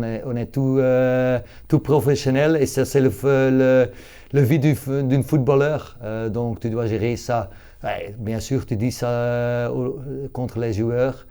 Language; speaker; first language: French; non-native, local second language; Dutch